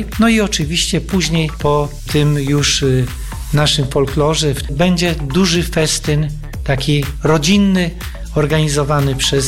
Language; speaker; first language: Polish; native; Polish